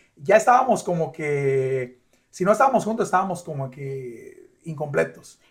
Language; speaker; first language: Spanish; native; Spanish